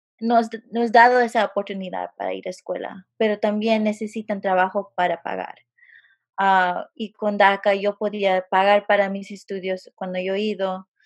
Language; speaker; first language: Spanish; early bilingual, heritage; Spanish